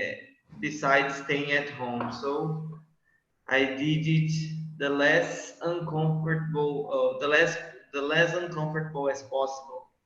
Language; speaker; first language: English; non-native, fluent; Portuguese